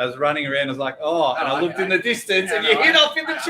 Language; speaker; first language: English; native; English